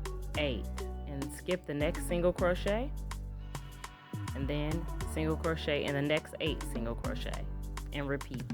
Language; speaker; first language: English; native; English